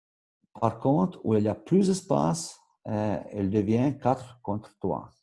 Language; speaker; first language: French; non-native, local second language; Italian